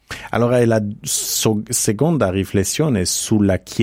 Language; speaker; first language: Italian; non-native, fluent; French